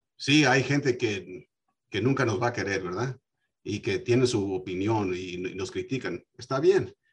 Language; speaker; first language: Spanish; early bilingual, heritage; Spanish